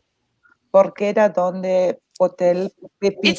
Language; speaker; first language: Spanish; non-native, learner; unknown